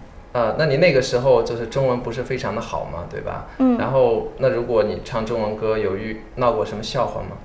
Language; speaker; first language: Chinese; native; Chinese